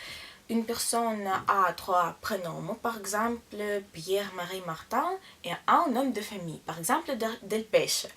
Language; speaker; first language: French; non-native, learner; Russian